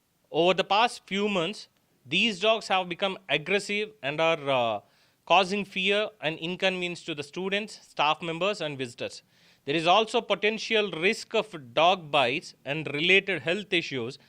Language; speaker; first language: English; non-native, local second language; Telugu